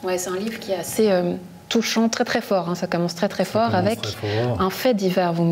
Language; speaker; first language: French; native; French